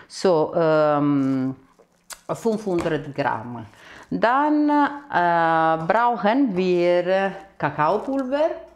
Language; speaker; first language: German; non-native, fluent; Italian